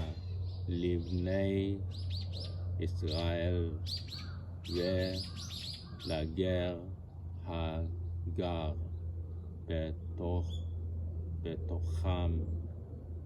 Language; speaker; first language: Hebrew; non-native, learner; Japanese